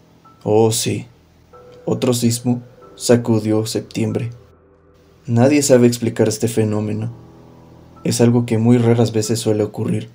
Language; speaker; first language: Spanish; native; Spanish